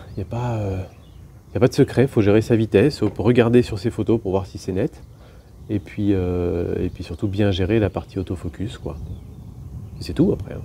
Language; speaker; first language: French; native; French